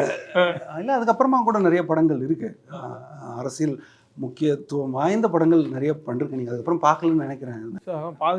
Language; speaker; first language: Tamil; native; Tamil